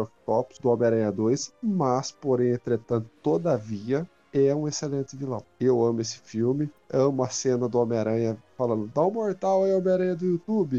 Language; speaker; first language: Portuguese; native; Portuguese